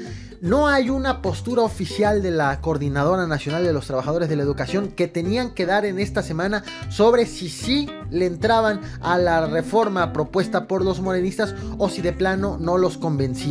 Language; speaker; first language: Spanish; native; Spanish